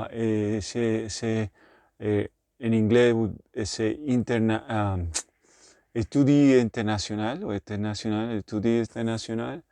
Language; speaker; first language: French; non-native, learner; Spanish